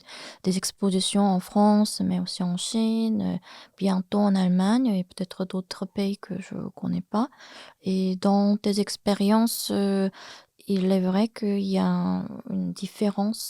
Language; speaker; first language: French; non-native, fluent; Korean